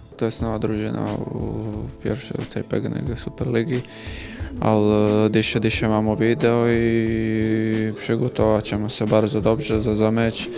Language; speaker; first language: Polish; non-native, learner; Croatian